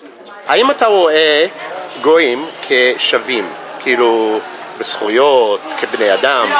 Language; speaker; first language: Hebrew; non-native, fluent; English